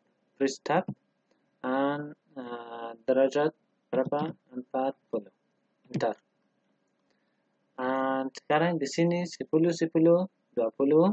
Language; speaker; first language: Indonesian; non-native, learner; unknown